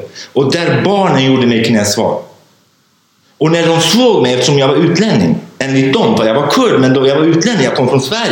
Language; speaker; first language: Swedish; non-native, fluent; Kurdish